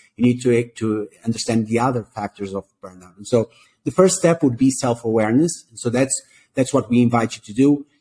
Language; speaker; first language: English; non-native, fluent; Portuguese